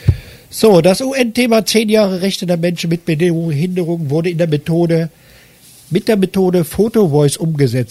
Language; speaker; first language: German; native; German